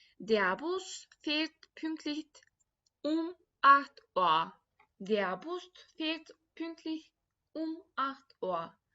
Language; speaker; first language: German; non-native, fluent; Turkish